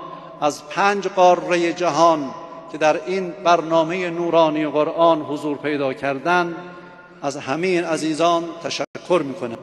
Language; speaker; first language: Persian; native; Persian